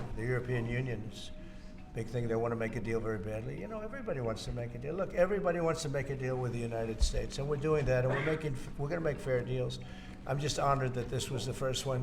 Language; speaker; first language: English; native; English